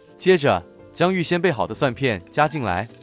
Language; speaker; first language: Chinese; native; Chinese